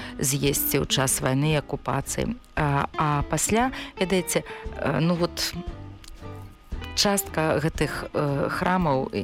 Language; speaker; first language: Belarusian; non-native, local second language; Russian